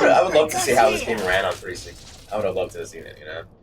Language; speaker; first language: English; native; English